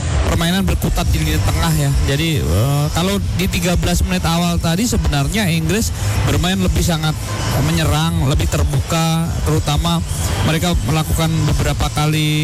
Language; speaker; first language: Indonesian; native; Indonesian